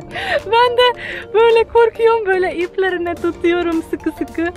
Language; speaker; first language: Turkish; non-native, fluent; Slovenian